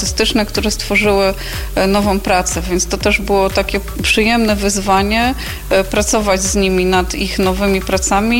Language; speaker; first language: Polish; native; Polish